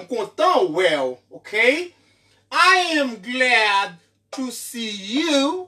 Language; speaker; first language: English; non-native, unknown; Haitian Creole